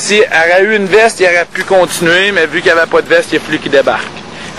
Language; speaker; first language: French; native; French